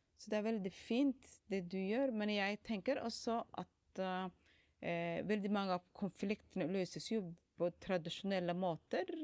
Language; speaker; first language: Norwegian; non-native, fluent; Somali